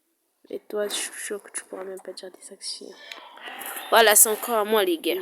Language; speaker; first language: French; native; French